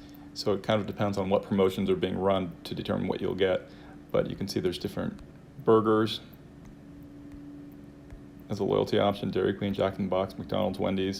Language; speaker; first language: English; native; English